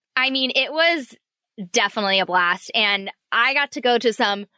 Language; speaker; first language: English; native; English